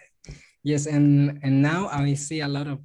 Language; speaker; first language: English; non-native, learner; Spanish